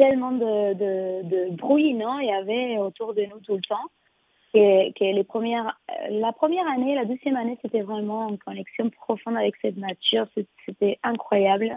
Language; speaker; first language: French; non-native, fluent; Spanish